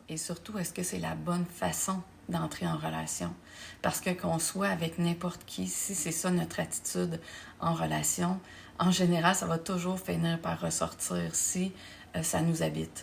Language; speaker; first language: French; native; French